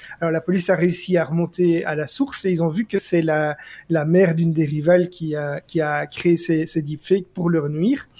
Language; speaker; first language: French; native; French